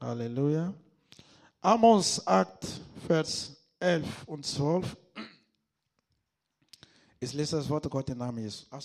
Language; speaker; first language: German; non-native, learner; Lingala